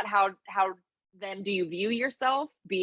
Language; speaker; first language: English; native; English